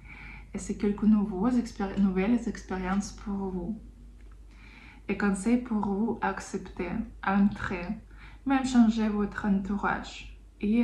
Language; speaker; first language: French; non-native, fluent; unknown